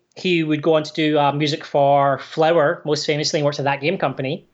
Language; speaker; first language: English; native; English